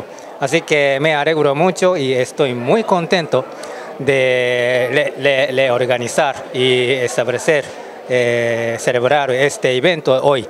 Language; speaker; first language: Spanish; non-native, learner; Japanese